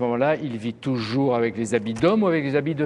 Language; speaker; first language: French; native; French